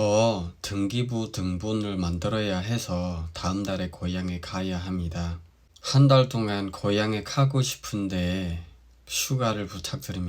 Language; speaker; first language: Korean; non-native, fluent; Khmer